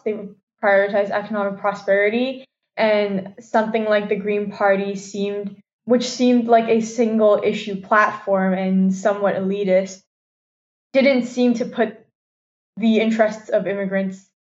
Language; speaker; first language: English; non-native, local second language; Cantonese